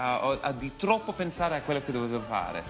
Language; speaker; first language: Italian; non-native, fluent; English